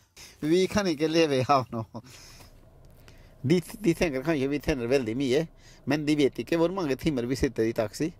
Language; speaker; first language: Norwegian; non-native, learner; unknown